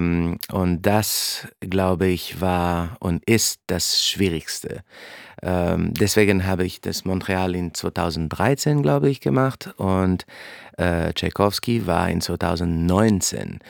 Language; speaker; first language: German; non-native, fluent; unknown